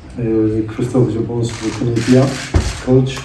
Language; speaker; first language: French; non-native, learner; Arabic